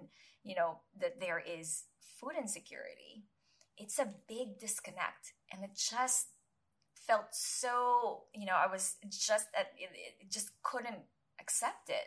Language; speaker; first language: English; non-native, local second language; Filipino